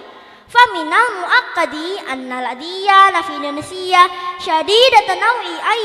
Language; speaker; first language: Arabic; non-native, learner; Indonesian